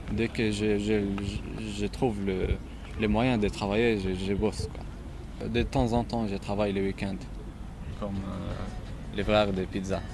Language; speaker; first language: French; non-native, local second language; Arabic